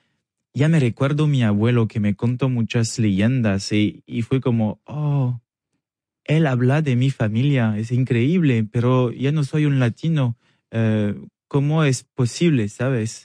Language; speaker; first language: Spanish; non-native, learner; French